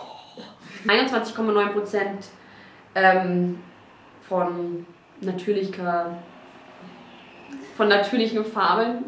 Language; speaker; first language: German; native; German